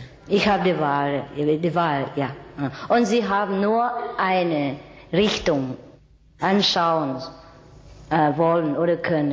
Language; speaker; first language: German; non-native, learner; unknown